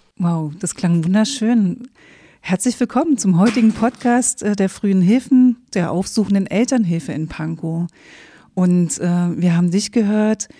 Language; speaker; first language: German; native; German